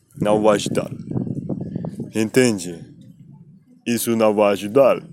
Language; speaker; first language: Portuguese; non-native, learner; Spanish